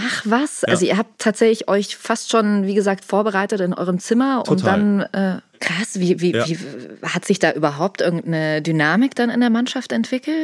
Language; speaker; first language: German; native; German